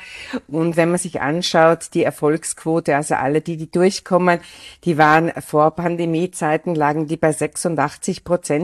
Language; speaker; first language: German; native; German